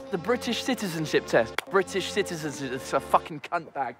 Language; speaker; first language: English; native; English